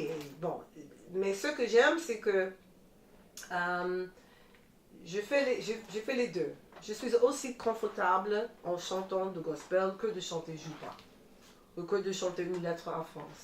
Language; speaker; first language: French; non-native, fluent; English